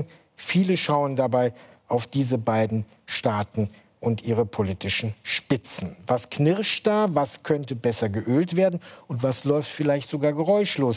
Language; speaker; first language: German; native; German